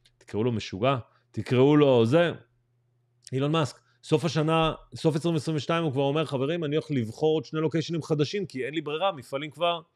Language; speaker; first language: Hebrew; native; Hebrew